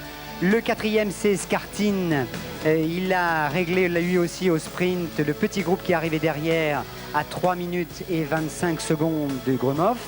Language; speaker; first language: French; native; French